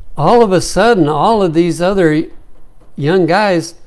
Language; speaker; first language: English; native; English